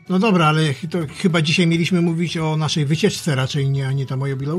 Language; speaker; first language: Polish; native; Polish